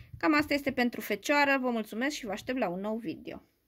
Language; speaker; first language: Romanian; native; Romanian